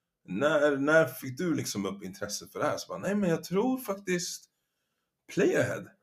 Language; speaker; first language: Swedish; native; Swedish